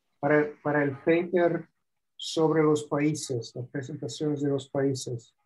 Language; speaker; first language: Spanish; non-native, fluent; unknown